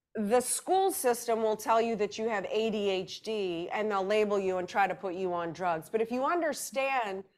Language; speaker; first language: English; native; English